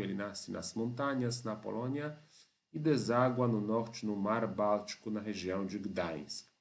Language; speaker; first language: Portuguese; non-native, fluent; Polish